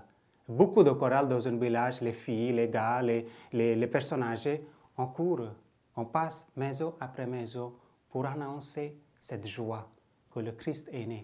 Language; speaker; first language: French; non-native, fluent; Bangla